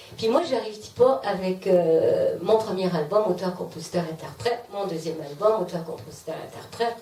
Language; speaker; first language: French; native; French